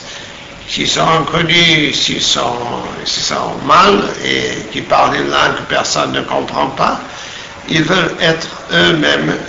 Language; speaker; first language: French; non-native, fluent; Portuguese